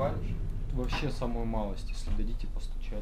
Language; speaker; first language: Russian; native; Russian